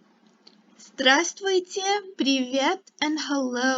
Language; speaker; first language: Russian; non-native, fluent; English